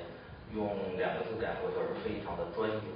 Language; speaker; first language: Chinese; native; Chinese